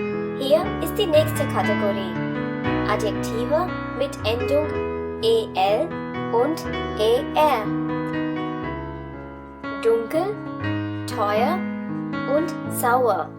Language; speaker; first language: German; non-native, fluent; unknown